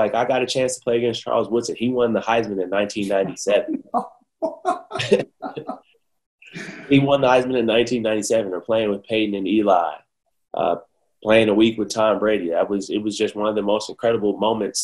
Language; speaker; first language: English; native; English